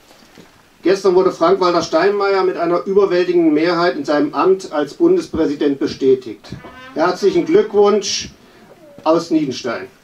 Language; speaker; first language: German; native; German